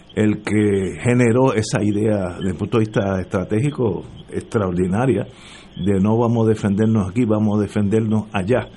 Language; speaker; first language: Spanish; native; Spanish